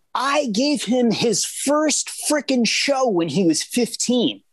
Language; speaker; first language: English; native; English